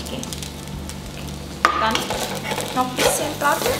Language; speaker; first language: German; non-native, learner; Thai